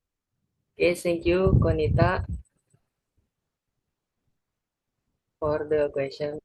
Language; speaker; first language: English; non-native, learner; Indonesian